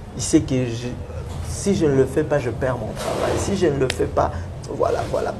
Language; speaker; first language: French; non-native, local second language; Lingala